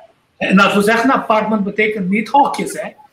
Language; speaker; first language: Dutch; non-native, local second language; Papiamento